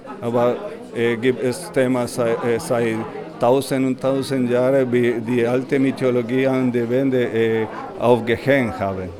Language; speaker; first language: German; non-native, learner; Spanish